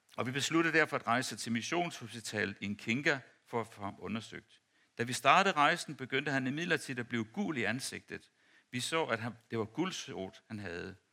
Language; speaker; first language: Danish; native; Danish